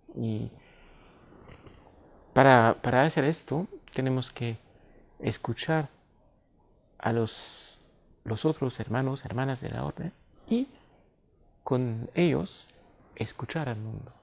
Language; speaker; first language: Spanish; non-native, fluent; French